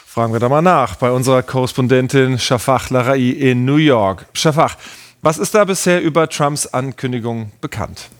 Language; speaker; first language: German; native; German